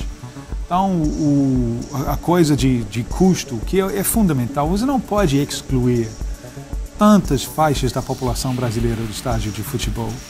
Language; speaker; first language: Portuguese; non-native, fluent; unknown